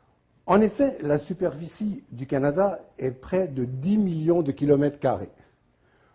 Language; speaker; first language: French; native; French